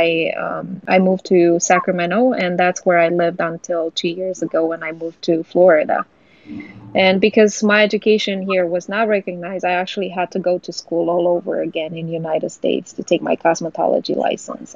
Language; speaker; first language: English; non-native, fluent; Romanian